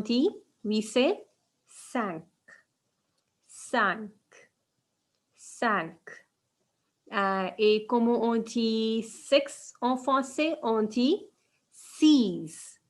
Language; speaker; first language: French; non-native, fluent; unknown